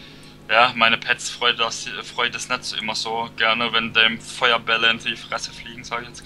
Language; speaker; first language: German; native; German